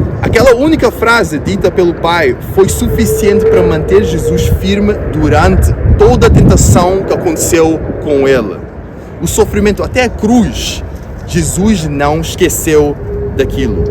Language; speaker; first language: Portuguese; non-native, fluent; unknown